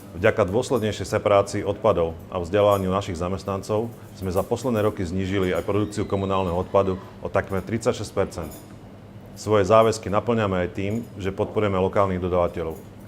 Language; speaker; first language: Slovak; native; Slovak